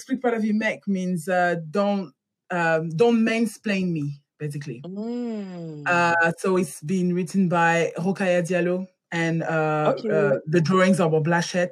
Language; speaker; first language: English; non-native, fluent; French